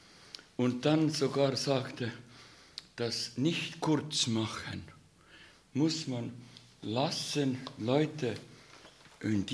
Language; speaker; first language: German; non-native, fluent; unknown